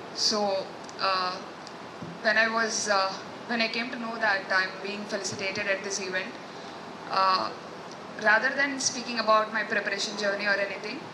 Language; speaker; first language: English; non-native, local second language; Telugu